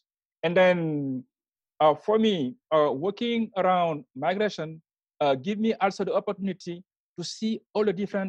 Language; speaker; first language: English; non-native, learner; Wolof